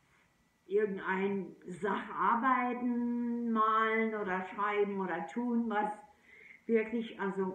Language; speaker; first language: German; non-native, fluent; English